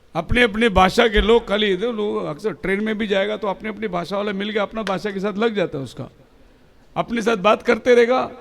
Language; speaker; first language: Hindi; non-native, local second language; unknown